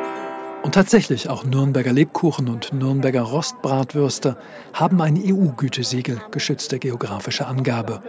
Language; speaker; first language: German; native; German